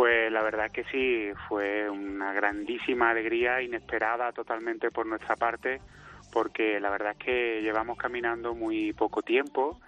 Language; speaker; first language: Spanish; native; Spanish